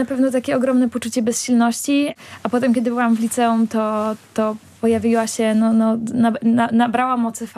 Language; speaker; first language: Polish; native; Polish